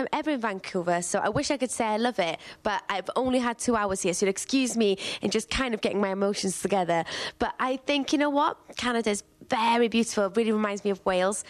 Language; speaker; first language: English; native; English